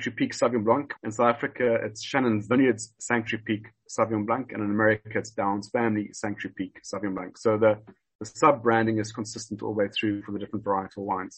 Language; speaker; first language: English; native; English